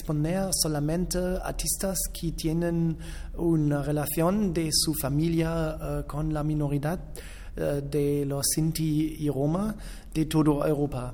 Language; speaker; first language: Spanish; non-native, fluent; German